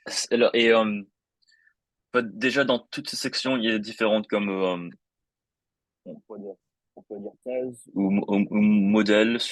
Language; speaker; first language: French; non-native, fluent; English